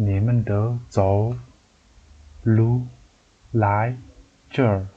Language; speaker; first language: Chinese; non-native, learner; Mongolian